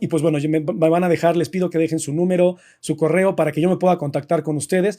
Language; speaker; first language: Spanish; native; Spanish